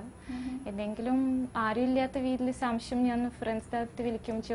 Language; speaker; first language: Malayalam; non-native, fluent; Russian